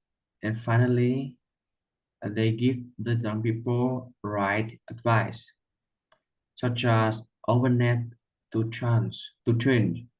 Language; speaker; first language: English; non-native, learner; Vietnamese